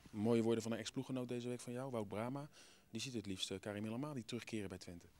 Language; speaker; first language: Dutch; native; Dutch